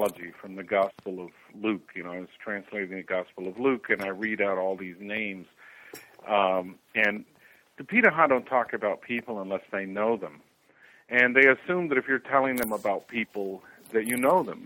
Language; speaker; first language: English; native; English